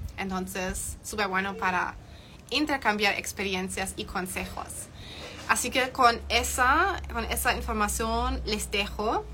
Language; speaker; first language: Spanish; non-native, fluent; German